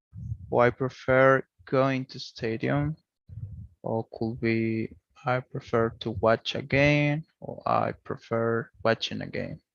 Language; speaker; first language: English; non-native, learner; Spanish